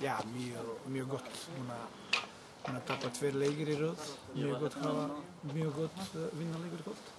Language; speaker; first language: Icelandic; non-native, learner; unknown